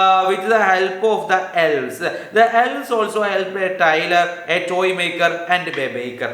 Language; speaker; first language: English; non-native, local second language; Malayalam